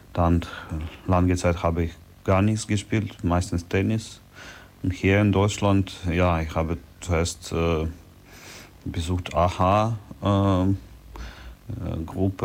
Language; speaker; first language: German; non-native, learner; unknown